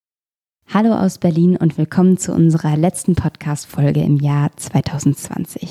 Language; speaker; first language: German; native; German